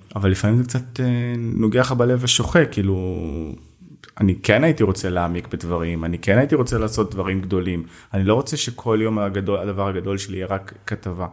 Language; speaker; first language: Hebrew; native; Hebrew